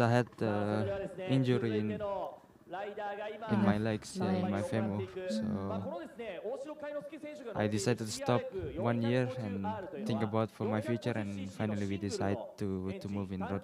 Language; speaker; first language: English; non-native, fluent; Japanese